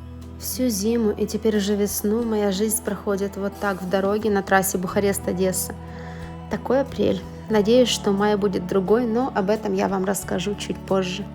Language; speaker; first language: Russian; native; Russian